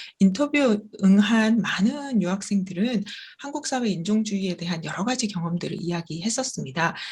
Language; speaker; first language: Korean; native; Korean